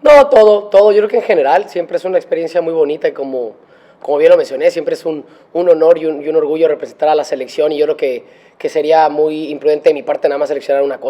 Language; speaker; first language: Spanish; native; Spanish